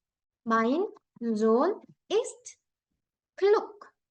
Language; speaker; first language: German; non-native, fluent; Korean